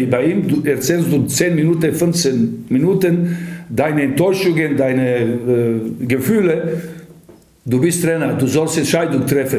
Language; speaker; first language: German; non-native, fluent; Serbian